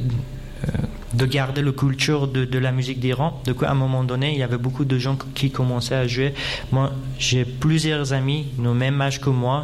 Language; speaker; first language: French; non-native, fluent; Persian